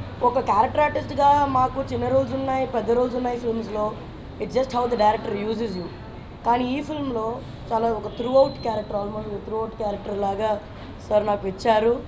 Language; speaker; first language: Telugu; non-native, fluent; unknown